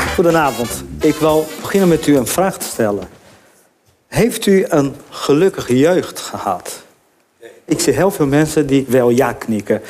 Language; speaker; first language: Dutch; non-native, fluent; Portuguese